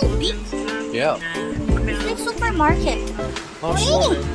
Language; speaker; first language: English; non-native, learner; Thai